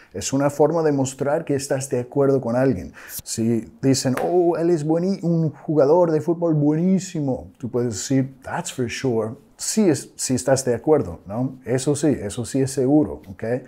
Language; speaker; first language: Spanish; non-native, fluent; English